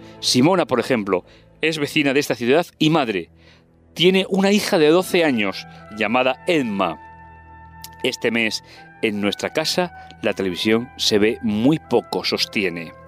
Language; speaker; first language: Spanish; native; Spanish